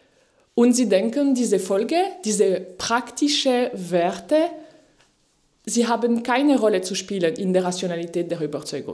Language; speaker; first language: German; non-native, fluent; French